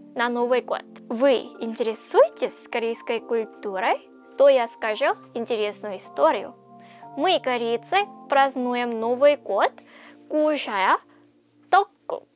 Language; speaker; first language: Russian; non-native, fluent; Korean